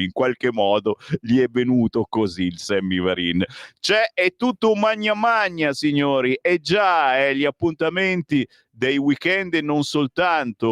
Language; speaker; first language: Italian; native; Italian